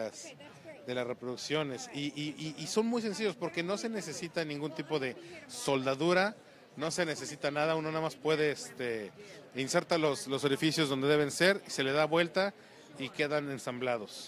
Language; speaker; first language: Spanish; native; Spanish